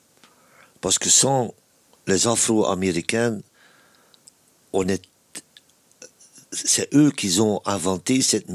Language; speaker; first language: French; non-native, local second language; Dutch